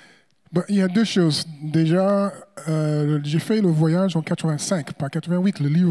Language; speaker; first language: French; non-native, fluent; English